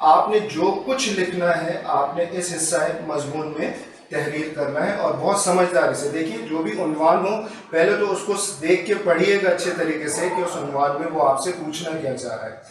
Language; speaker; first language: Urdu; native; Urdu